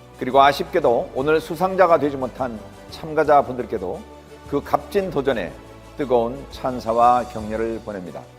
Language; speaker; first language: Korean; native; Korean